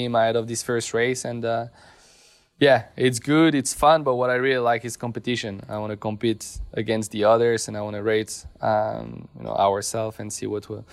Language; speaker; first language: English; non-native, fluent; French